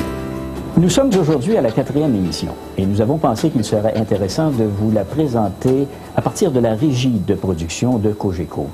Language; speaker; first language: French; native; French